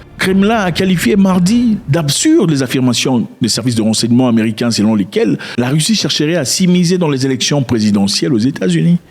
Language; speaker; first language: French; non-native, local second language; Lingala